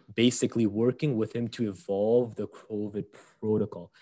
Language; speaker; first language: English; early bilingual, other home language; Arabic